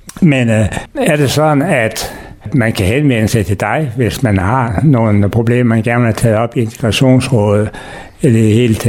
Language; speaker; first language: Danish; native; Danish